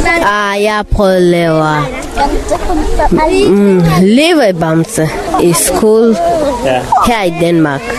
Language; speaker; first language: Danish; non-native, local second language; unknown